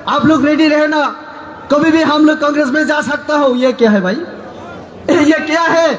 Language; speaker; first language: Hindi; non-native, local second language; Bangla